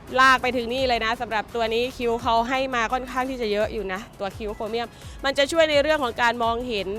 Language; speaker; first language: Thai; native; Thai